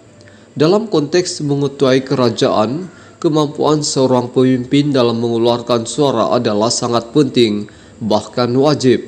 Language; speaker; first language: Malay; native; Malay